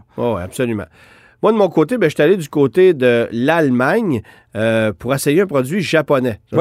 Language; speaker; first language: French; native; French